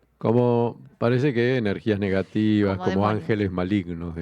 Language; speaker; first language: Spanish; native; Spanish